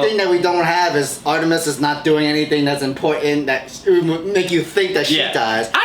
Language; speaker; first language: English; native; English